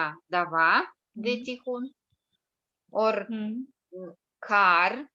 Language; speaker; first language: Hindi; non-native, learner; Russian